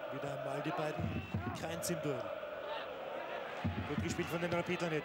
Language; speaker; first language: German; native; German